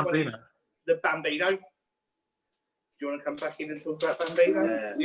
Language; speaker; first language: English; native; English